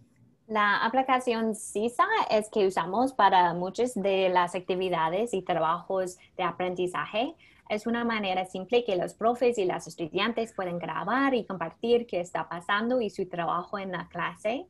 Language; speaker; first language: Spanish; non-native, fluent; English